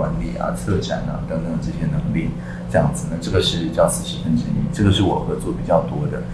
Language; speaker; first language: Chinese; native; Chinese